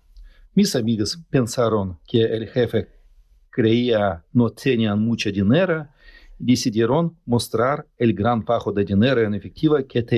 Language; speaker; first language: Spanish; non-native, learner; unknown